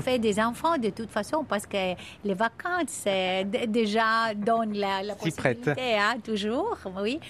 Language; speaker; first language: French; non-native, fluent; Greek